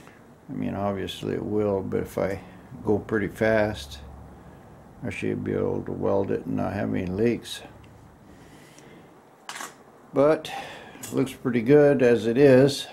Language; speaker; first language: English; native; English